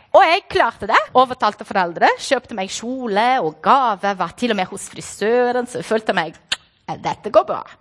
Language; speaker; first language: Norwegian; non-native, fluent; Portuguese